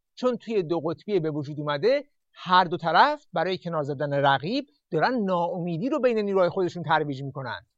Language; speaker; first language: Persian; native; Persian